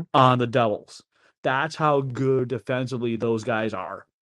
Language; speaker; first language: English; native; English